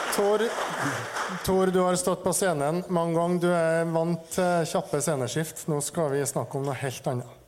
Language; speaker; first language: Norwegian; native; Norwegian